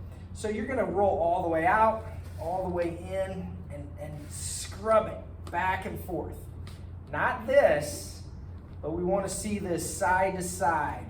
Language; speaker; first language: English; native; English